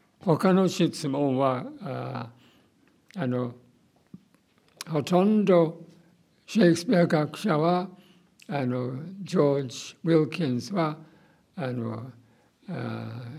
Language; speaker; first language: Japanese; non-native, fluent; English